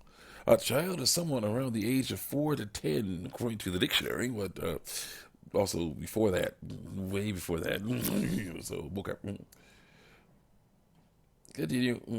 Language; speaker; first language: English; native; English